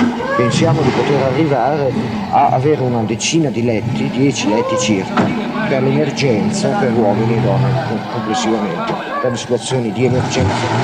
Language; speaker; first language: Italian; native; Italian